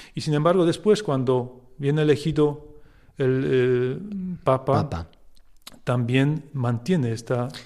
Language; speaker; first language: Spanish; non-native, fluent; Polish